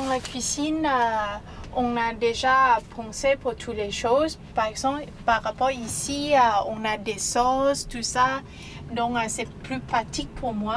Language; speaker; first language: French; non-native, learner; Thai